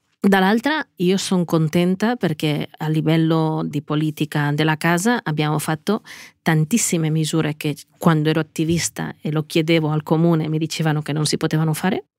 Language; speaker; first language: Italian; non-native, fluent; Catalan